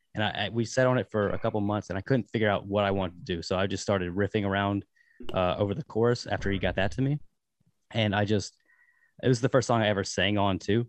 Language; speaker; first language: English; native; English